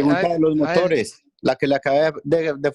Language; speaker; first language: Spanish; native; Spanish